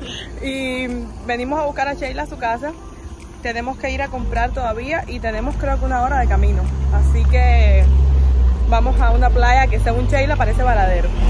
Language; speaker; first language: Spanish; native; Spanish